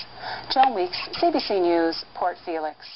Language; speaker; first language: English; native; English